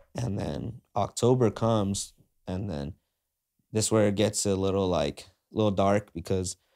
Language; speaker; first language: English; native; English